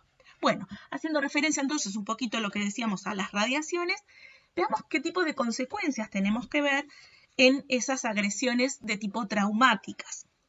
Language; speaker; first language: Spanish; native; Spanish